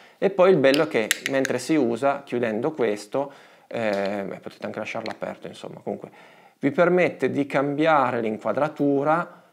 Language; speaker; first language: Italian; native; Italian